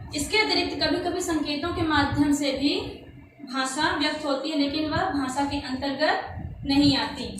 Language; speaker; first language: Hindi; native; Hindi